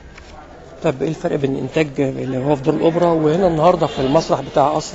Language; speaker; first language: Arabic; native; Arabic